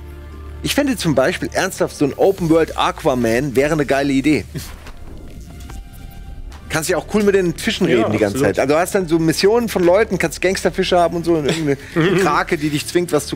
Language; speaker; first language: German; native; German